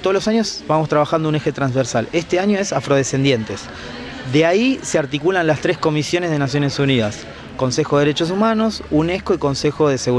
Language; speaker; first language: Spanish; native; Spanish